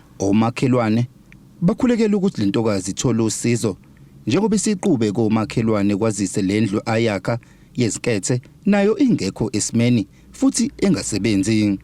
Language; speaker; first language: Zulu; native; Zulu